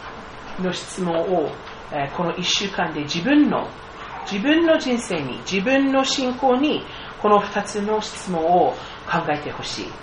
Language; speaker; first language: Japanese; non-native, fluent; English